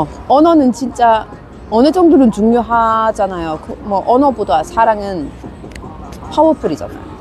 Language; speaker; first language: Korean; non-native, fluent; English